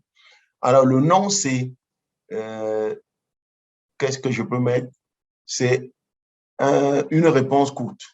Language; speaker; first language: French; non-native, local second language; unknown